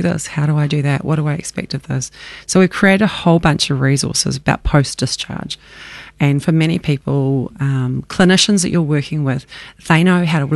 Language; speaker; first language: English; native; English